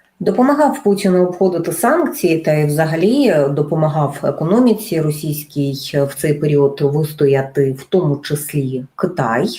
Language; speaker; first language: Ukrainian; native; Ukrainian